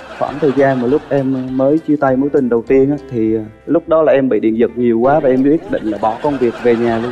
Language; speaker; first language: Vietnamese; native; Vietnamese